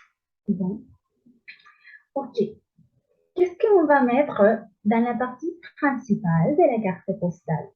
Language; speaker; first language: French; non-native, learner; Spanish